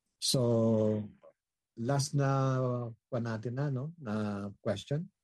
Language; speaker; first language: Filipino; non-native, local second language; Hiligaynon